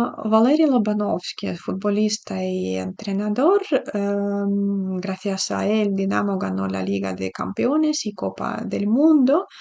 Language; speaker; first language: Spanish; non-native, fluent; Ukrainian